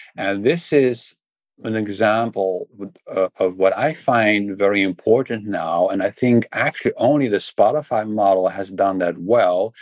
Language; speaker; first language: English; non-native, fluent; Dutch